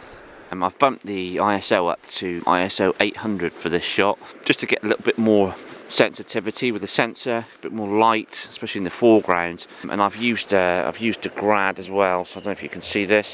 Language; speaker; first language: English; native; English